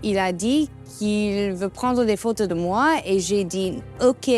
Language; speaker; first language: French; non-native, learner; English